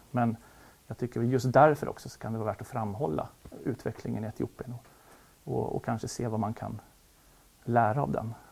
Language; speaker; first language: Swedish; native; Swedish